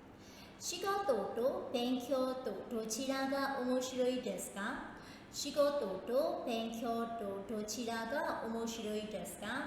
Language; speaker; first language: Japanese; non-native, fluent; Burmese